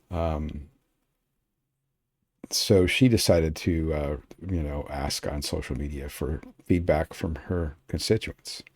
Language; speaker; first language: English; native; English